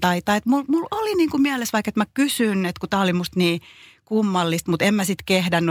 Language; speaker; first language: Finnish; native; Finnish